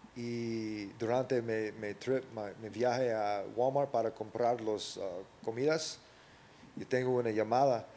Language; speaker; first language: Spanish; early bilingual, other home language; English